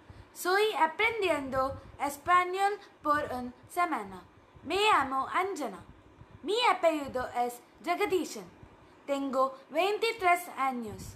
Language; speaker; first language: Spanish; non-native, learner; Tamil